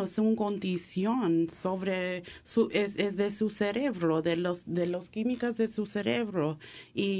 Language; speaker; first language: Spanish; early bilingual, heritage; English